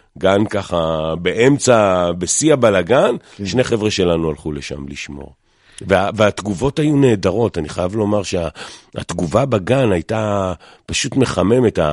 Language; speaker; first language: Hebrew; native; Hebrew